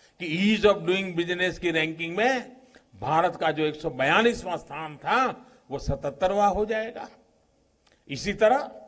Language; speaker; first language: Hindi; non-native, local second language; Gujarati